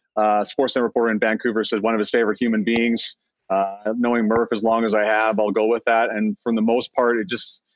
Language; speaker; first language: English; native; English